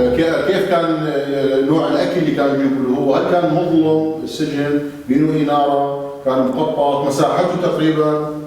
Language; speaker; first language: Arabic; native; Arabic